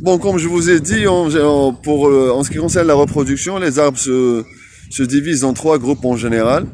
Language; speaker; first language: French; non-native, local second language; Arabic